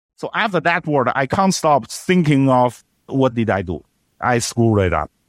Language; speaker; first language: English; non-native, fluent; Chinese